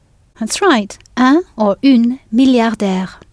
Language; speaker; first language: French; non-native, fluent; English